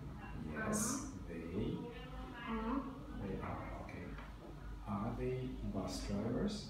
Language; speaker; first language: English; non-native, fluent; Vietnamese